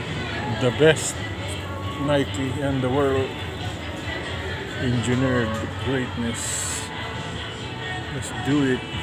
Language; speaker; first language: English; non-native, local second language; Filipino